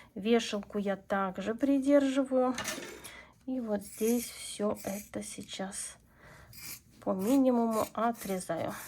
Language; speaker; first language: Russian; non-native, local second language; Latvian